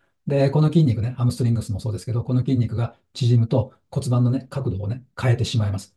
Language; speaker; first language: Japanese; native; Japanese